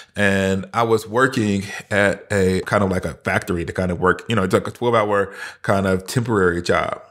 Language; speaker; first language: English; native; English